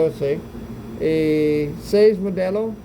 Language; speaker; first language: Spanish; non-native, learner; English